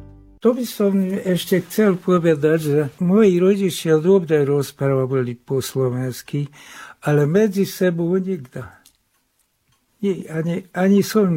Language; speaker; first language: Slovak; non-native, local second language; Hungarian